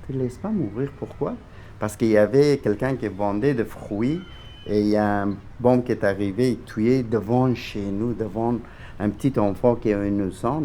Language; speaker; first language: French; non-native, fluent; Persian